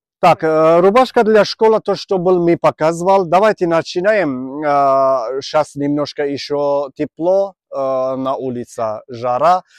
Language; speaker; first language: Russian; non-native, learner; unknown